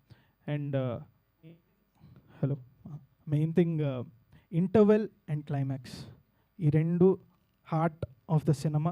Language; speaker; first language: Telugu; native; Telugu